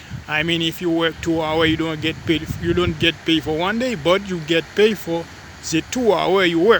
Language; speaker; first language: English; non-native, learner; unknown